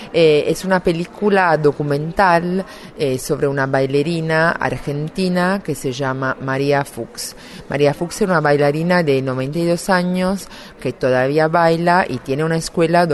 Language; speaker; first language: Spanish; non-native, fluent; Italian